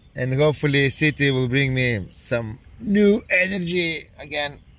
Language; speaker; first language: English; non-native, learner; Lithuanian